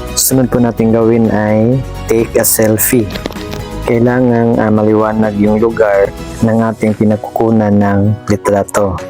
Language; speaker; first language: Filipino; native; Filipino